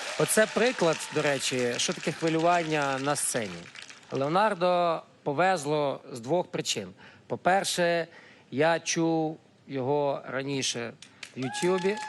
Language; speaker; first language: Ukrainian; native; Ukrainian